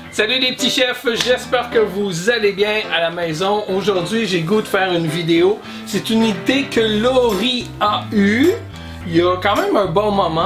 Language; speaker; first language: French; native; French